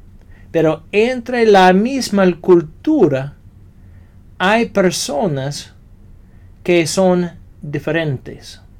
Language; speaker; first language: Spanish; non-native, fluent; English